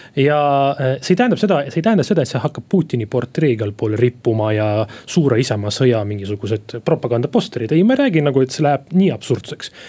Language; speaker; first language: Estonian; non-native, local second language; Russian